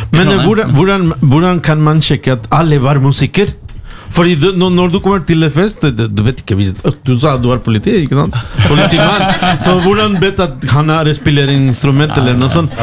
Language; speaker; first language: Norwegian; non-native, learner; Spanish